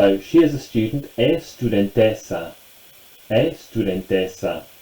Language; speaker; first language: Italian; non-native, fluent; English